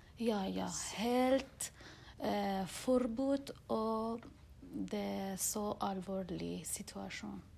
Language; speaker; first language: Norwegian; non-native, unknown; Persian